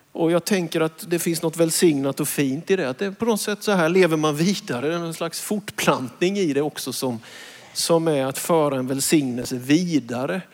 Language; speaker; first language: Swedish; native; Swedish